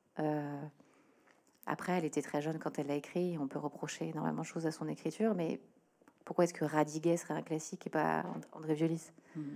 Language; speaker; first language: French; native; French